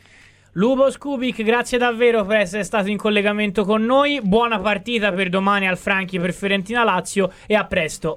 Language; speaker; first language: Italian; native; Italian